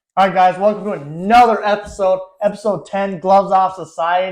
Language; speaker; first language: English; native; English